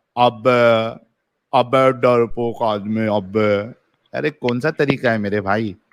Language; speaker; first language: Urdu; native; Urdu